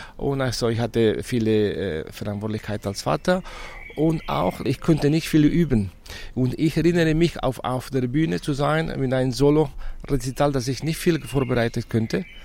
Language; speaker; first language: German; non-native, fluent; Spanish